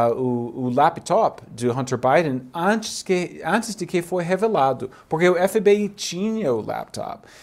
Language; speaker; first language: Portuguese; non-native, fluent; English